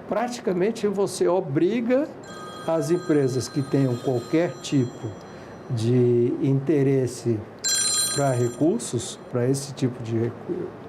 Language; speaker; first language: Portuguese; native; Portuguese